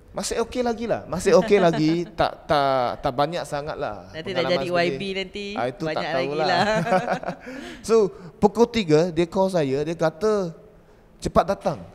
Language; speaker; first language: Malay; native; Malay